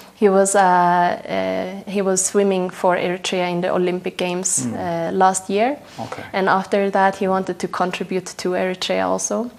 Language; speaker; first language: English; non-native, fluent; Tigrinya